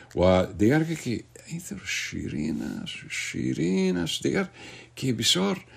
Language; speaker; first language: Persian; non-native, fluent; English